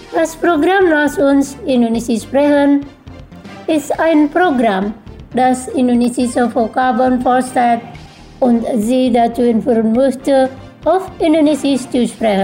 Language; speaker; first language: German; non-native, fluent; Indonesian